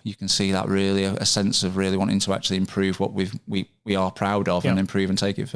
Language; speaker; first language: English; native; English